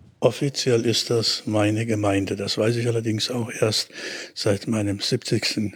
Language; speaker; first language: German; native; German